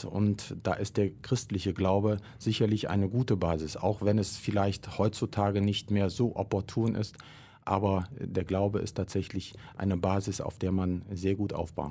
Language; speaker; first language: German; native; German